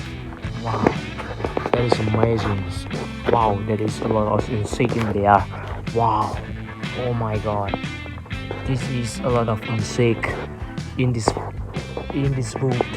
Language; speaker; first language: English; non-native, learner; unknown